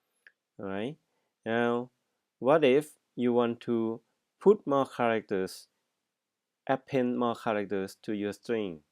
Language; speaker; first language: English; non-native, fluent; Thai